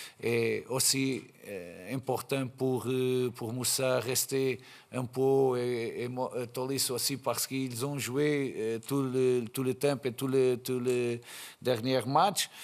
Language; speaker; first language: French; non-native, fluent; Portuguese